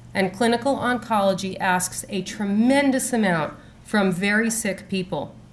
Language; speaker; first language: English; native; English